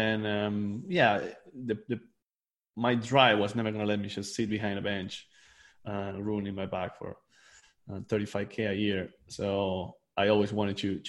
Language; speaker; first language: English; non-native, fluent; Spanish